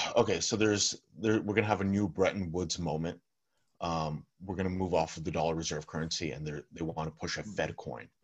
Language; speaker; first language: English; early bilingual, other home language; Russian